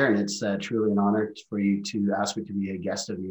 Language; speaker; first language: English; non-native, fluent; Norwegian